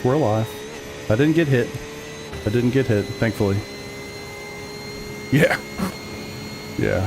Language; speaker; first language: English; native; English